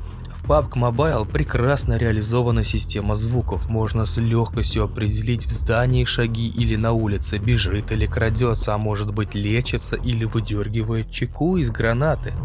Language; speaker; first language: Russian; native; Russian